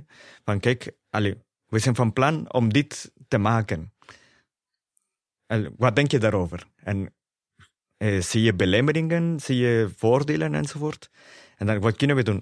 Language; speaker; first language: Dutch; non-native, fluent; Spanish